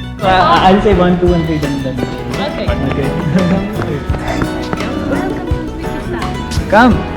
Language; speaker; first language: English; non-native, local second language; Hindi